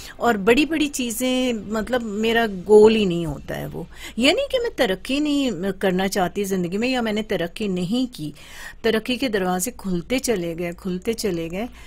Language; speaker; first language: Urdu; native; Urdu